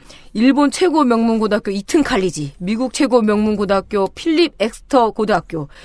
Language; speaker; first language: Korean; native; Korean